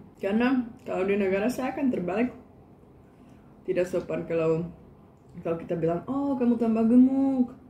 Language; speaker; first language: Indonesian; non-native, fluent; Czech